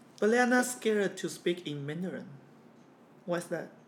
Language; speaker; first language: English; non-native, fluent; Chinese